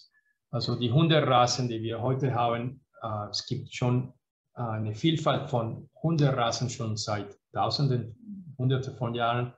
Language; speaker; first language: German; non-native, fluent; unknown